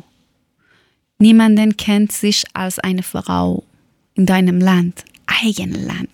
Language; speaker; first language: German; non-native, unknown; Persian